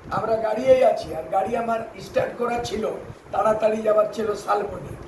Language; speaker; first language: Bangla; non-native, local second language; Santali